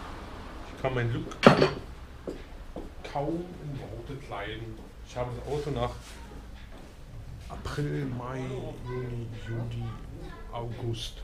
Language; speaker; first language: German; native; German